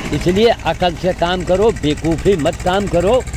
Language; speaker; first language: Hindi; native; Hindi